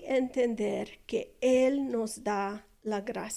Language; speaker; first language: Spanish; non-native, fluent; English